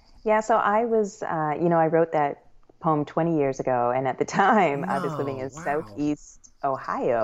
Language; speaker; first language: English; native; English